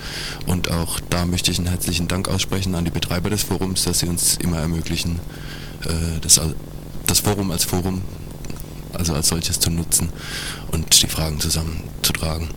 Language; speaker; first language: German; native; German